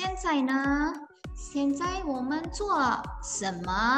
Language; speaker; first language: Chinese; non-native, fluent; Indonesian